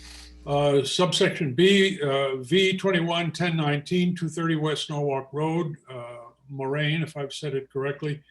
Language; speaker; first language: English; native; English